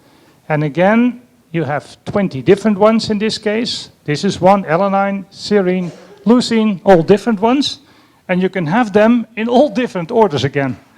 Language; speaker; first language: English; non-native, fluent; Dutch